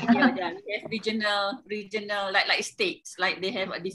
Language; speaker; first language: English; non-native, local second language; Malay